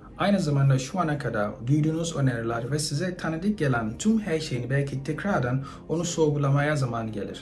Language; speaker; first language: Turkish; non-native, fluent; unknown